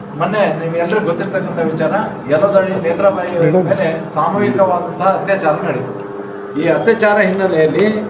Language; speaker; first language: Kannada; non-native, local second language; Lambadi